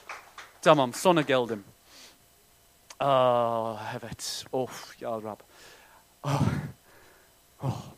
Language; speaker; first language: Turkish; non-native, fluent; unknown